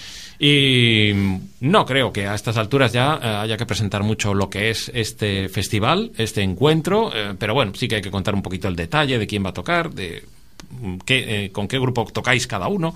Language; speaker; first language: Spanish; native; Spanish